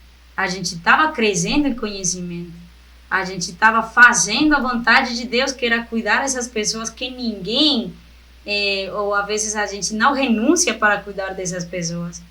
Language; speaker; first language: Portuguese; non-native, fluent; Spanish